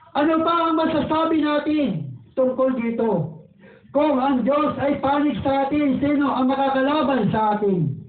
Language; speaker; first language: Filipino; non-native, local second language; Waray